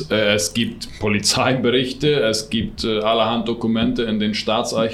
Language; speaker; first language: German; non-native, local second language; Plautdietsch